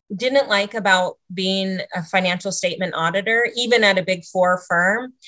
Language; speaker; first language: English; native; English